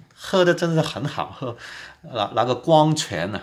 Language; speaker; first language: Chinese; non-native, local second language; Cantonese